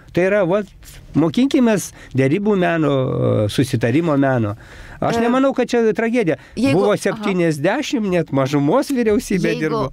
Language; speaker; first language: Lithuanian; native; Lithuanian